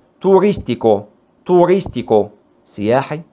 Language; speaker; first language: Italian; non-native, fluent; Arabic